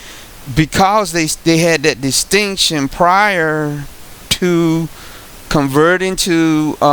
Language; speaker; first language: English; native; English